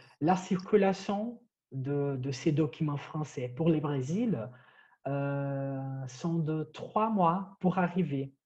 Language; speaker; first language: French; non-native, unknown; Portuguese